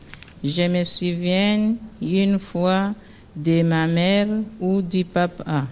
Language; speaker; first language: French; non-native, learner; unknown